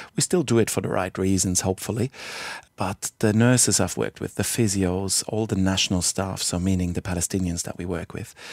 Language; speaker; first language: English; non-native, fluent; Swiss German